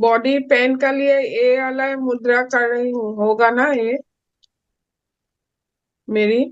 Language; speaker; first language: Hindi; non-native, local second language; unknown